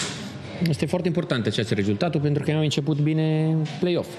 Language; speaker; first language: Romanian; non-native, learner; Italian